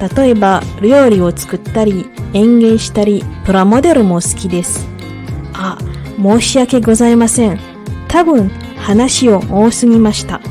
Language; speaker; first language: Japanese; non-native, learner; Malay